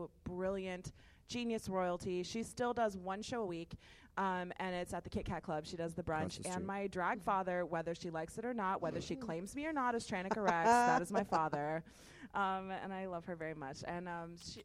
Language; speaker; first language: English; native; English